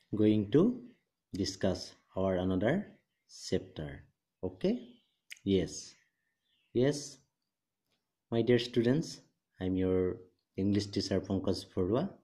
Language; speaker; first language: English; non-native, local second language; Assamese